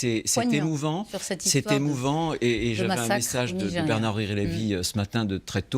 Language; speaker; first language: French; native; French